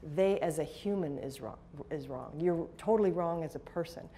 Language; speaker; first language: English; native; English